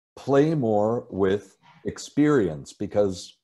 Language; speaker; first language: English; native; English